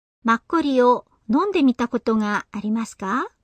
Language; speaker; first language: Japanese; non-native, fluent; Korean